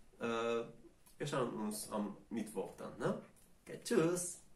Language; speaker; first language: German; non-native, fluent; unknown